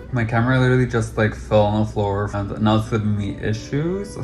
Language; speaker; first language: English; native; English